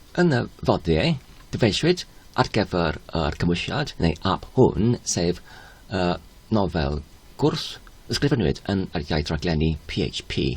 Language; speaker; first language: Welsh; non-native, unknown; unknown